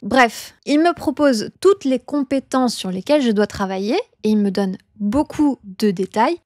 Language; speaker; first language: French; native; French